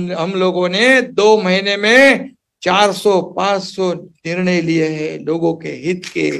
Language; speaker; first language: Hindi; non-native, local second language; Marathi